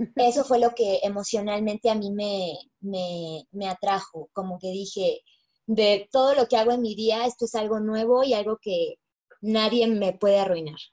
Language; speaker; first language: Spanish; native; Spanish